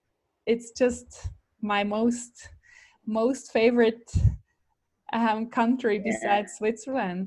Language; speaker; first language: English; non-native, fluent; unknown